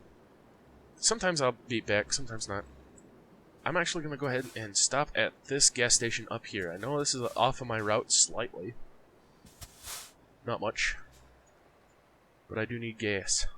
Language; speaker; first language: English; native; English